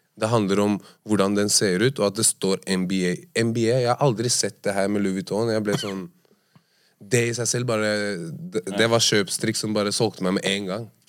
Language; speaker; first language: Norwegian; early bilingual, other home language; Arabic